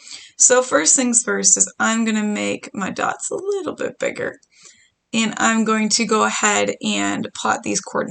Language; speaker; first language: English; native; English